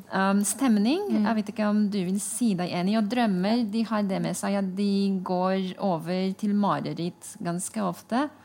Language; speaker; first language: Norwegian; non-native, fluent; Polish